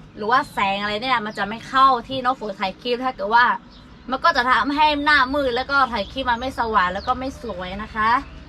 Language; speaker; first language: Thai; non-native, local second language; Lahu